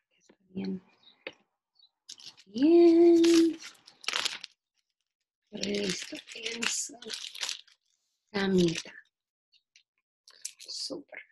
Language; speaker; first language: Spanish; non-native, fluent; English